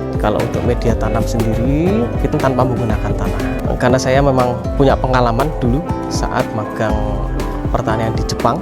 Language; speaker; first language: Indonesian; non-native, local second language; Javanese